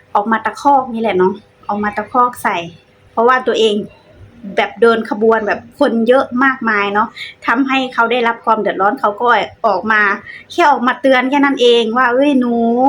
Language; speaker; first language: Thai; native; Thai